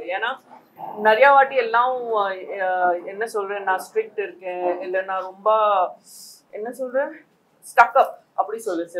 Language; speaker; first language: Tamil; non-native, local second language; Gujarati